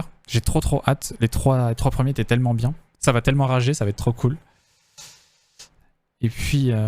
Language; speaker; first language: French; native; French